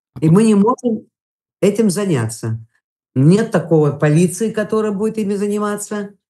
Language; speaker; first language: Russian; non-native, local second language; Latvian